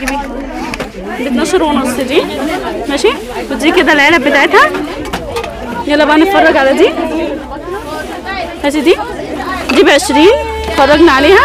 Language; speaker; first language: Arabic; native; Arabic